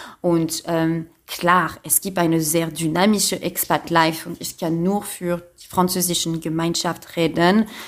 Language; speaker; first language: German; non-native, fluent; French